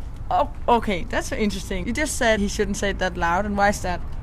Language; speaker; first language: English; non-native, fluent; Danish